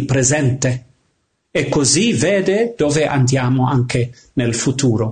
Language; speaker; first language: Italian; non-native, fluent; English